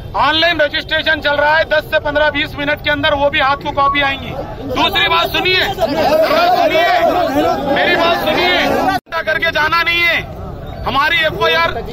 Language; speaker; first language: Hindi; non-native, local second language; Urdu